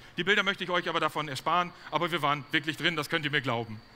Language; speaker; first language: German; native; German